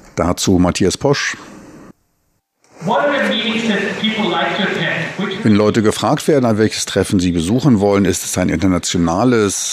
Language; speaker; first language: German; native; German